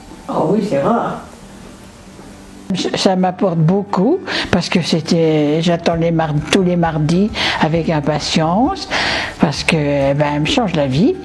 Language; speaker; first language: French; native; French